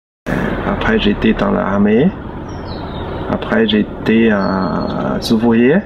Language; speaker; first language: French; non-native, learner; Chinese